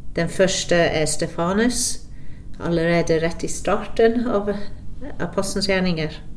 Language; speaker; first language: Norwegian; non-native, fluent; English